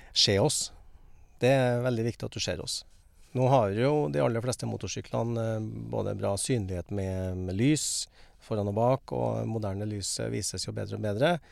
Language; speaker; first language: Norwegian; native; Norwegian